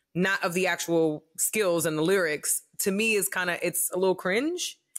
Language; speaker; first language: English; native; English